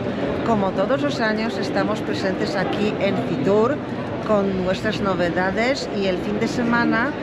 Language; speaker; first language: Spanish; non-native, fluent; Polish